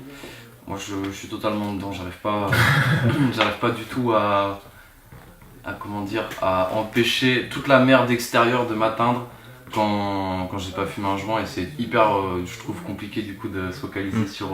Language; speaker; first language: French; native; French